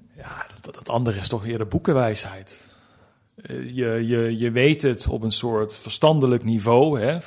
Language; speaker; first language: Dutch; native; Dutch